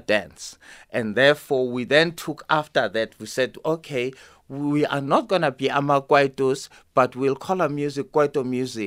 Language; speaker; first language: English; non-native, local second language; Zulu